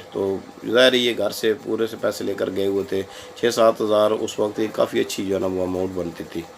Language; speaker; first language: Urdu; non-native, local second language; Punjabi